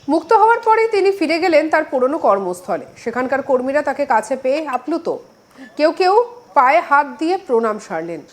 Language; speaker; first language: Bangla; native; Bangla